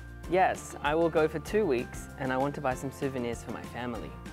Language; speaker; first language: English; native; English